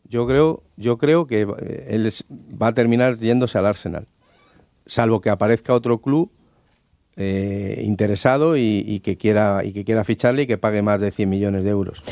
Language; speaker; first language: Spanish; native; Spanish